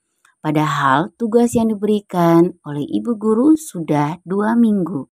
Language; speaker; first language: Indonesian; native; Indonesian